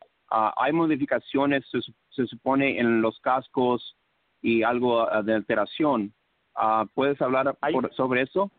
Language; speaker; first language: Spanish; early bilingual, heritage; English